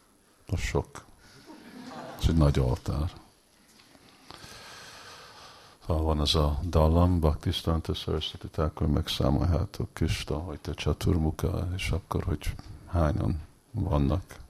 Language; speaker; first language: Hungarian; early bilingual, heritage; Hungarian